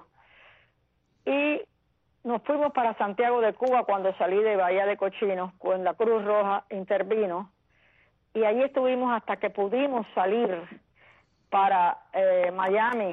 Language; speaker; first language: Spanish; native; Spanish